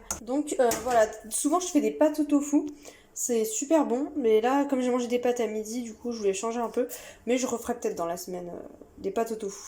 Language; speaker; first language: French; native; French